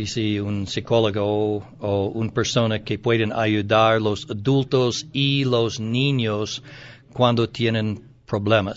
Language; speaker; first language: Spanish; non-native, learner; English